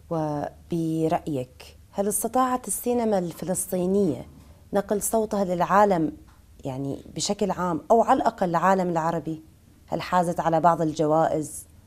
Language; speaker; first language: Arabic; native; Arabic